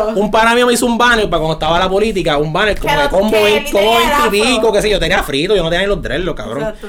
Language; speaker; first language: Spanish; native; Spanish